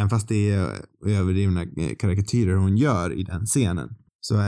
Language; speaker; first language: Swedish; native; Swedish